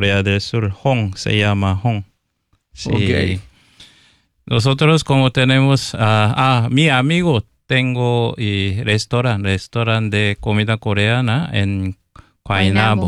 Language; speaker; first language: Spanish; non-native, learner; Korean